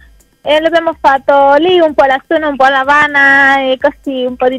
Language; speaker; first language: Italian; non-native, fluent; Spanish